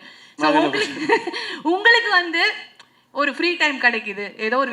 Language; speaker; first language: Tamil; native; Tamil